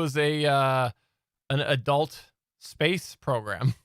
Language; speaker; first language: English; native; English